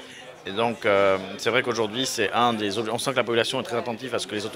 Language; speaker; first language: French; native; French